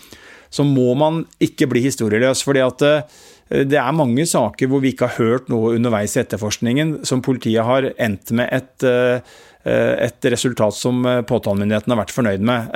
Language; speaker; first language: Norwegian; native; Norwegian